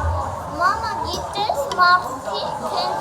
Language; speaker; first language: Armenian; early bilingual, heritage; Armenian